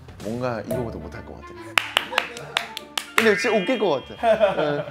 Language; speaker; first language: Korean; non-native, fluent; Thai